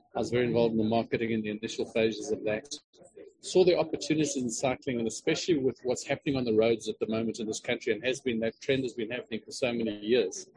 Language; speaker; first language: English; native; English